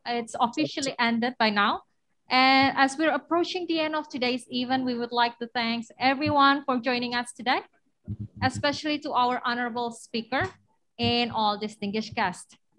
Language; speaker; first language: English; non-native, fluent; Indonesian